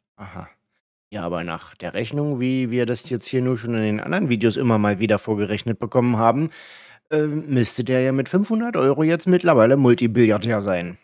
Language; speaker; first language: German; native; German